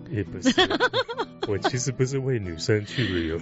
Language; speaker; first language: Chinese; early bilingual, heritage; Chinese